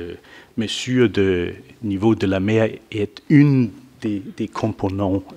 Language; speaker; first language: French; non-native, fluent; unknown